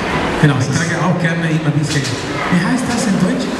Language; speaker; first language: German; non-native, fluent; Spanish